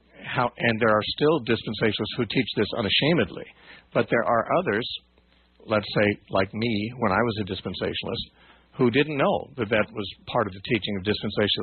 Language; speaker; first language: English; native; English